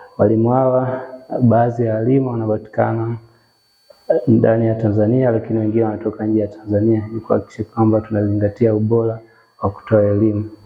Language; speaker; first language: Swahili; native; Swahili